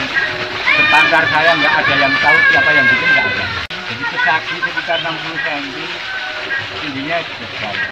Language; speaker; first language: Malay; non-native, local second language; Javanese